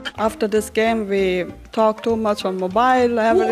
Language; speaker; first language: English; non-native, learner; German